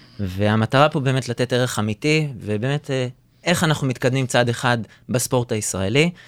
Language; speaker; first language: Hebrew; native; Hebrew